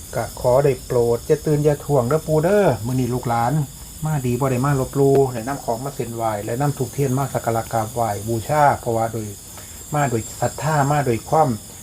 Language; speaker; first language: Thai; native; Thai